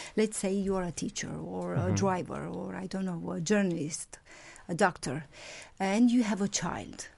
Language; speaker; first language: English; non-native, fluent; Romanian